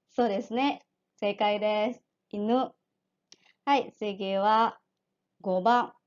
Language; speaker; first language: Japanese; non-native, fluent; Indonesian